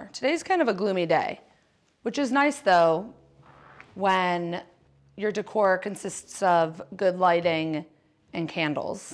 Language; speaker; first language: English; native; English